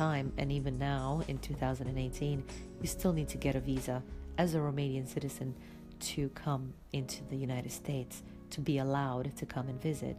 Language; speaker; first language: English; non-native, fluent; Romanian